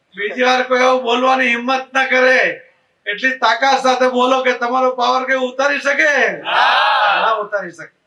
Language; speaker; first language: Gujarati; non-native, local second language; Marathi